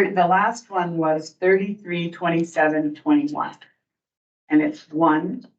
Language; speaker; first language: English; native; English